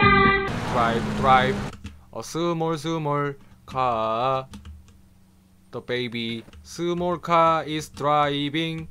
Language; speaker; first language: English; non-native, learner; Korean